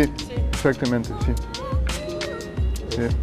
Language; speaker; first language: Spanish; non-native, fluent; French